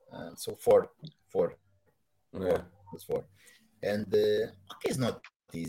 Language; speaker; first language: English; non-native, learner; Portuguese